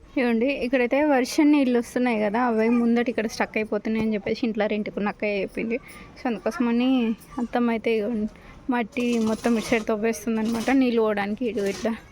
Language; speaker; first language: Telugu; native; Telugu